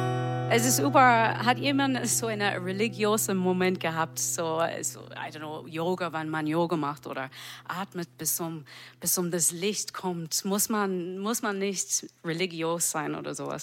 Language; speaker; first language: German; non-native, learner; English